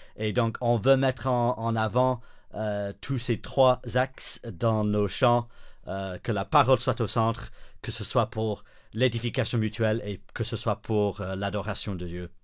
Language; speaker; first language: French; non-native, fluent; English